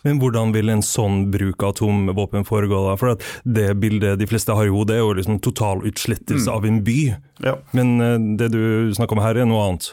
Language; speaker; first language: Norwegian; native; Norwegian